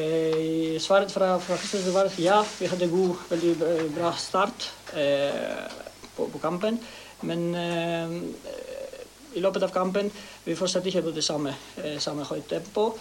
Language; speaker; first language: Norwegian; non-native, learner; Greek